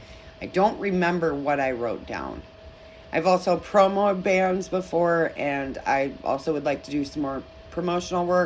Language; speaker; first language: English; native; English